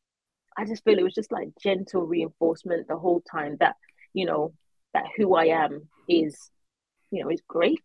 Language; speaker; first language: English; native; English